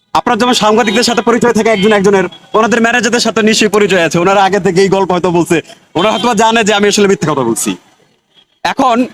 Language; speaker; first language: Bangla; native; Bangla